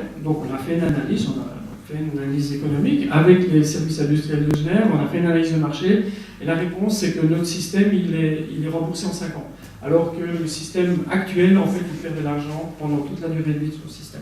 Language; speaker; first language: French; native; French